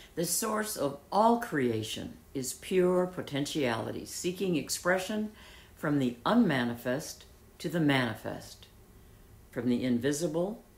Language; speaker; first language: English; native; English